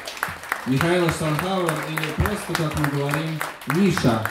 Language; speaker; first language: Russian; native; Russian